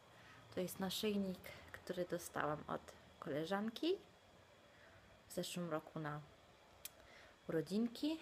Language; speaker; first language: Polish; non-native, fluent; Italian